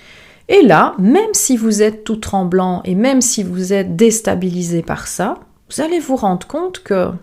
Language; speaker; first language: French; native; French